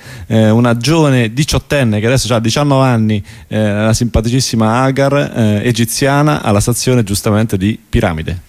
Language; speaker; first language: Italian; native; Italian